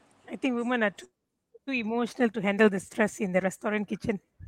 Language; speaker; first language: English; non-native, local second language; Tamil